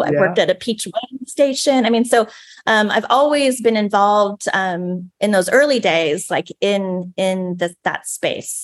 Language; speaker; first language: English; native; English